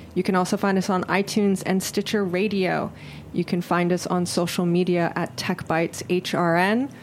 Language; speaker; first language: English; native; English